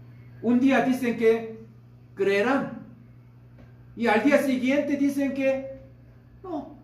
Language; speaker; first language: Spanish; non-native, fluent; Korean